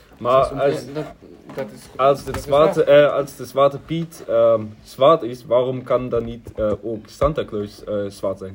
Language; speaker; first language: Dutch; non-native, learner; German